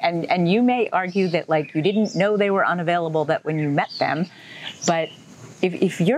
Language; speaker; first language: English; native; English